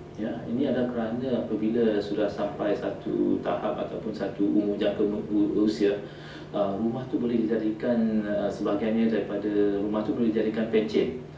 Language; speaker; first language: Malay; native; Malay